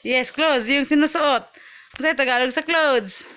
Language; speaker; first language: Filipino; non-native, local second language; Cebuano